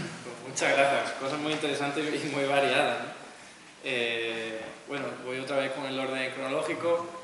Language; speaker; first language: Spanish; native; Spanish